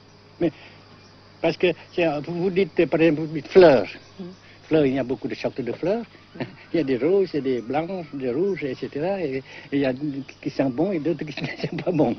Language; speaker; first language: French; non-native, local second language; Vietnamese